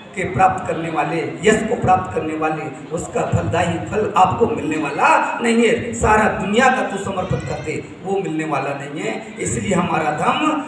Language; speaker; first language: Hindi; native; Hindi